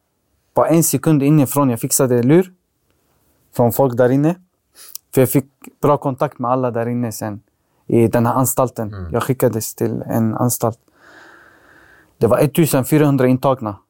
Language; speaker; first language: Swedish; early bilingual, other home language; Arabic